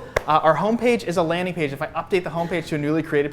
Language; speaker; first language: English; native; English